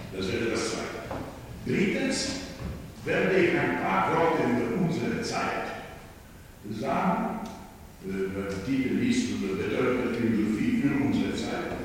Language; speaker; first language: German; non-native, fluent; Polish